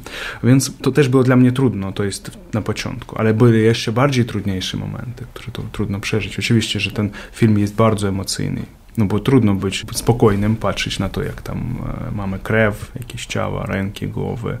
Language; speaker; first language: Polish; non-native, learner; Ukrainian